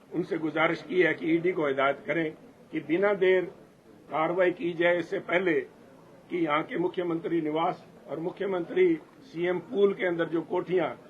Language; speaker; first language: Hindi; non-native, local second language; Punjabi